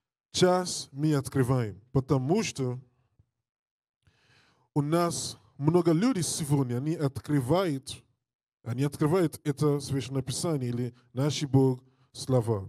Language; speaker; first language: Russian; non-native, learner; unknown